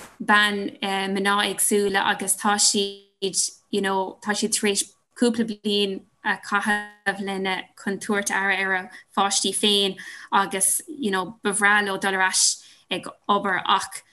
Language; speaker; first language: Irish; non-native, local second language; English